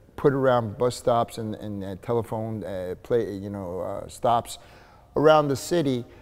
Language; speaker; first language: English; native; English